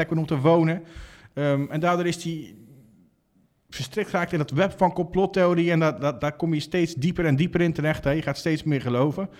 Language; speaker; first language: Dutch; native; Dutch